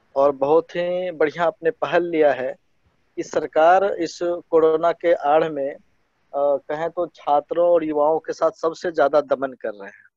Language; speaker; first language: Hindi; native; Hindi